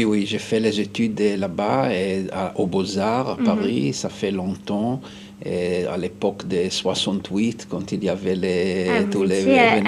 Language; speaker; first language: French; non-native, fluent; Hebrew